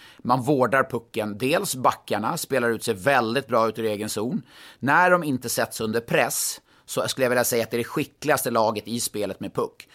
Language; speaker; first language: Swedish; native; Swedish